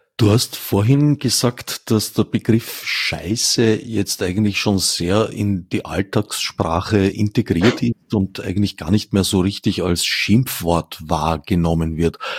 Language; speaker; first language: German; native; German